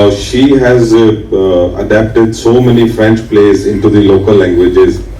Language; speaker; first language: English; non-native, local second language; Punjabi